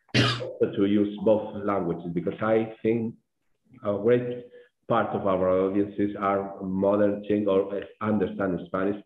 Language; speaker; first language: English; non-native, fluent; Spanish